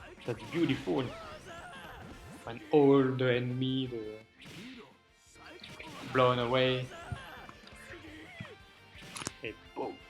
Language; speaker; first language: English; non-native, learner; French